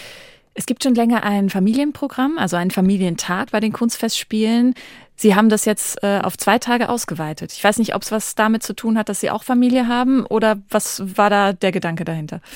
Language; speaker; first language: German; native; German